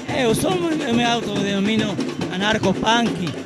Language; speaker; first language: Portuguese; non-native, fluent; Arabic